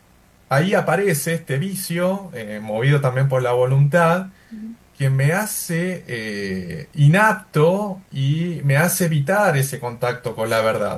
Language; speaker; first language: Spanish; native; Spanish